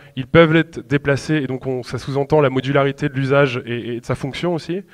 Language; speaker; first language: French; native; French